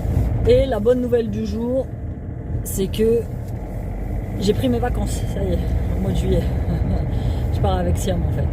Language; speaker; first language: French; native; French